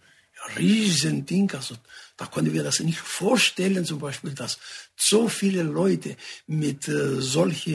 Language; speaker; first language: German; non-native, fluent; Greek